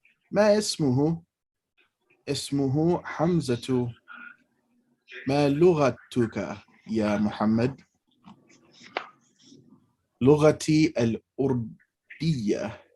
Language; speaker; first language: Arabic; non-native, fluent; English